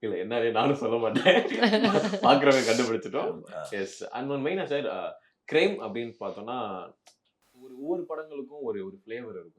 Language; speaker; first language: Tamil; native; Tamil